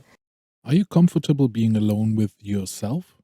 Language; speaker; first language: English; non-native, fluent; German